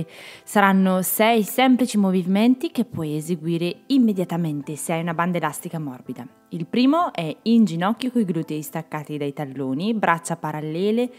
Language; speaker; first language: Italian; native; Italian